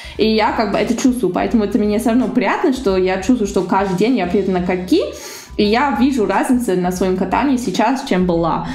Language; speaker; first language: Russian; early bilingual, heritage; Russian